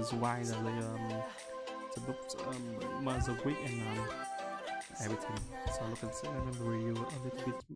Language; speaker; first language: English; non-native, learner; Vietnamese